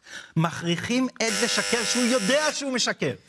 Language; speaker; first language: Hebrew; native; Hebrew